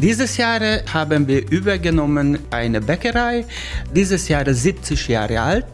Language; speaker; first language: German; non-native, learner; Hungarian